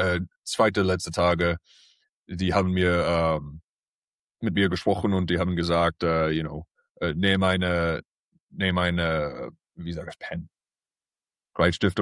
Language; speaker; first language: German; early bilingual, heritage; English